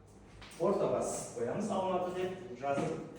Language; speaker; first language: Kazakh; native; Kazakh